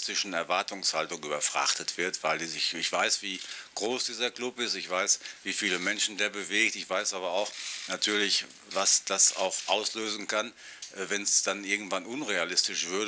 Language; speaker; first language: German; native; German